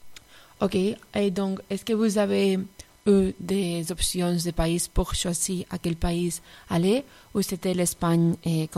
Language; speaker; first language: French; non-native, fluent; Spanish